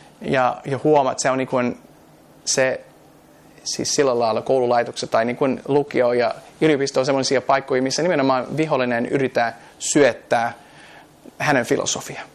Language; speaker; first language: Finnish; non-native, fluent; English